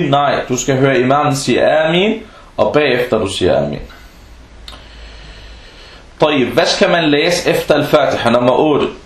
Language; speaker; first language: Danish; non-native, fluent; Arabic